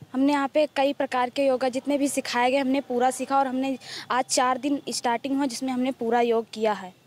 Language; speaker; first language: Hindi; native; Hindi